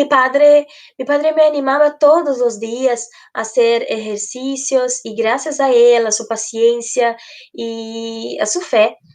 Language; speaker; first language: Spanish; non-native, fluent; Portuguese